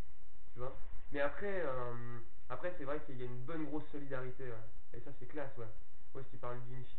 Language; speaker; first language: French; native; French